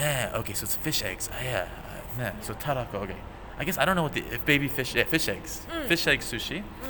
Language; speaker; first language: English; native; English